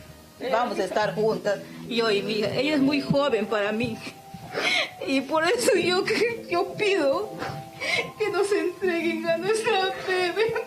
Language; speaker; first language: Spanish; native; Spanish